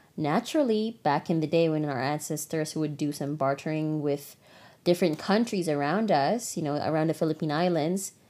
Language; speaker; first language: English; non-native, local second language; Filipino